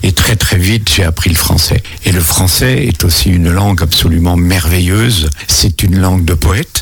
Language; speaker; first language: French; native; French